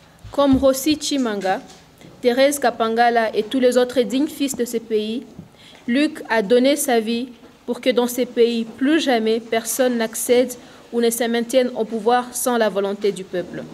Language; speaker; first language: French; non-native, local second language; Swahili